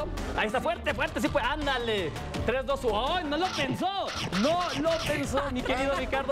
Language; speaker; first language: Spanish; native; Spanish